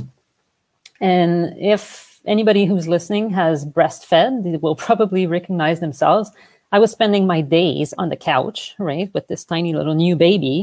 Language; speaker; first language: English; non-native, fluent; French